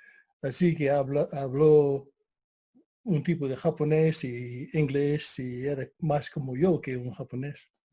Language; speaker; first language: Spanish; non-native, fluent; English